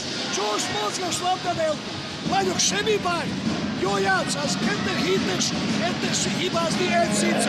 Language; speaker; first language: Hungarian; non-native, learner; Russian